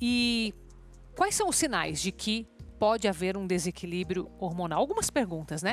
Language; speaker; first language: Portuguese; native; Portuguese